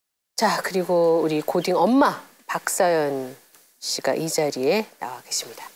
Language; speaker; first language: Korean; native; Korean